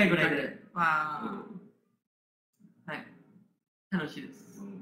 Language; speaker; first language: Japanese; non-native, learner; Korean